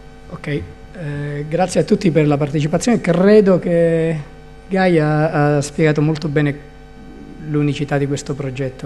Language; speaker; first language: Italian; native; Italian